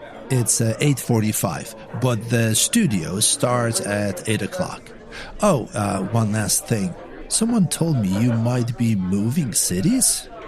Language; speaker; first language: English; non-native, fluent; Polish